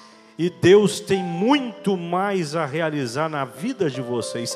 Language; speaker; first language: Portuguese; native; Portuguese